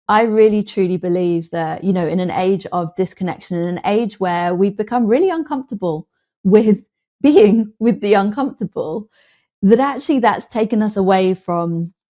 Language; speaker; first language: English; native; English